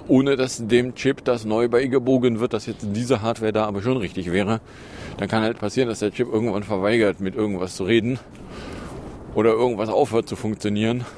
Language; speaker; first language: German; native; German